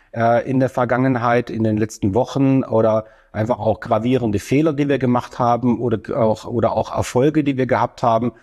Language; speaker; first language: German; native; German